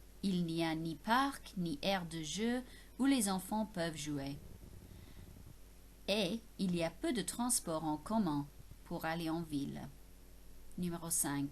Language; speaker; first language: French; non-native, fluent; English